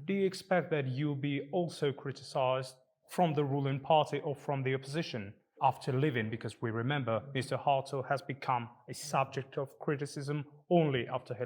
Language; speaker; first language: English; non-native, fluent; Georgian